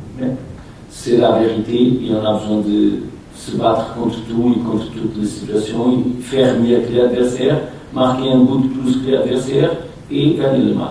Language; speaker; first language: French; non-native, fluent; Portuguese